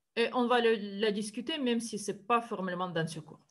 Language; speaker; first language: French; non-native, fluent; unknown